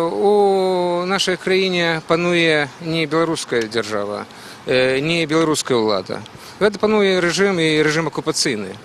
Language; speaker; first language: Belarusian; native; Belarusian